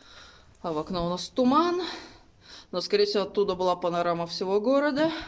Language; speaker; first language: Russian; native; Russian